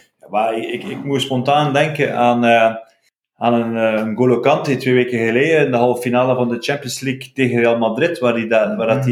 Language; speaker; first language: Dutch; native; Dutch